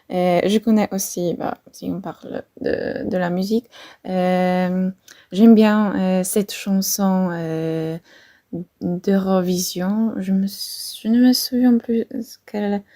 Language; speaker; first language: French; non-native, fluent; Polish